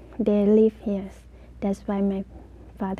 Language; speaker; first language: English; non-native, learner; Lao